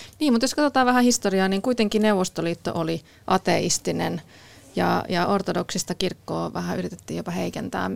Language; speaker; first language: Finnish; native; Finnish